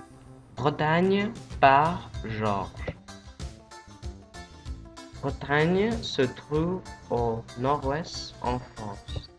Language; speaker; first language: French; non-native, learner; English